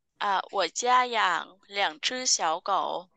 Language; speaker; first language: Chinese; non-native, fluent; Vietnamese